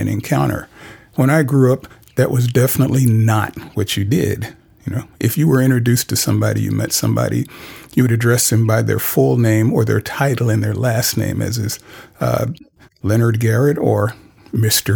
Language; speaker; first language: English; native; English